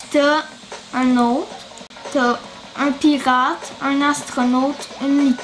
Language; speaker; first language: French; native; French